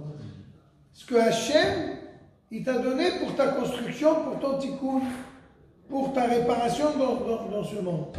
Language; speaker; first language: French; native; French